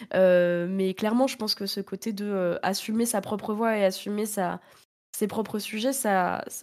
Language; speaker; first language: French; native; French